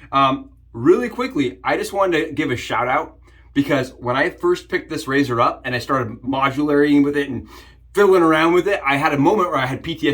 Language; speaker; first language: English; native; English